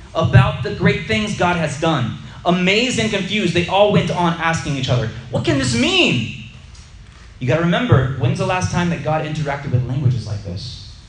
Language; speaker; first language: English; native; English